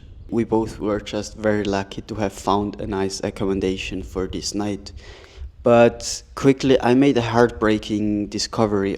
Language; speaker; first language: English; non-native, fluent; German